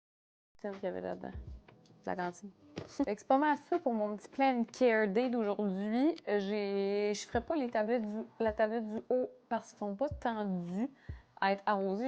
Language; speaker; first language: French; native; French